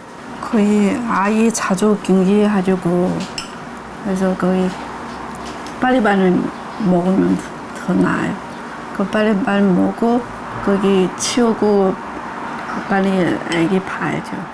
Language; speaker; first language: Korean; non-native, learner; Chinese